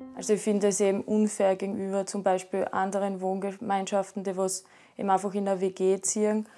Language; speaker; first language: German; non-native, fluent; Latvian